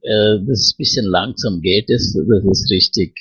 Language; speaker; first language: German; non-native, learner; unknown